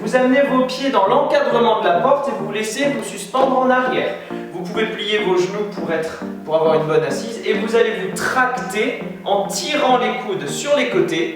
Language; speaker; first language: French; native; French